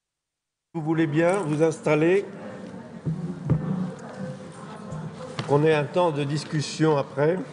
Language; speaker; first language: French; native; French